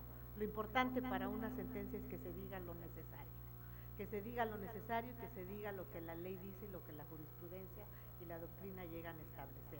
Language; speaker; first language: Spanish; native; Spanish